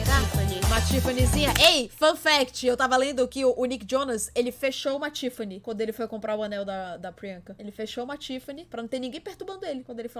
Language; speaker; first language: Portuguese; native; Portuguese